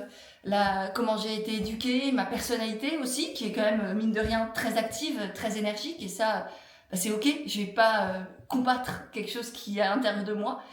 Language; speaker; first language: French; native; French